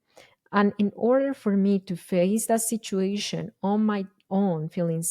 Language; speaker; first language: English; non-native, fluent; Spanish